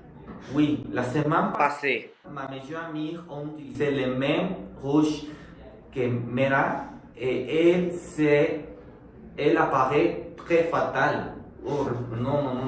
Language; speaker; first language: French; non-native, learner; Spanish